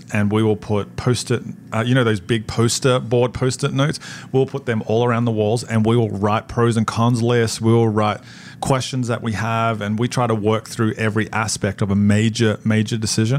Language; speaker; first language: English; native; English